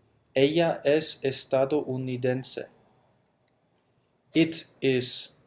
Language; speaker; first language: Spanish; non-native, fluent; German